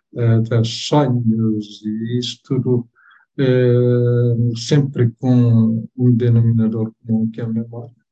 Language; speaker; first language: Portuguese; non-native, fluent; Tetum